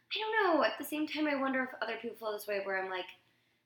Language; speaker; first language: English; native; English